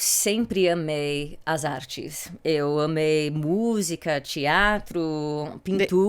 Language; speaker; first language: Portuguese; early bilingual, heritage; English